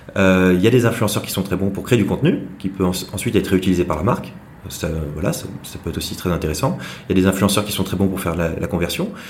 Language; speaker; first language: French; native; French